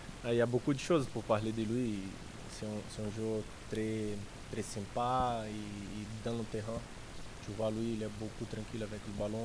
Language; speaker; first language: French; non-native, learner; Portuguese